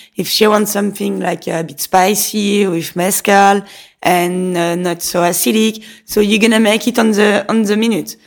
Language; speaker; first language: English; non-native, fluent; French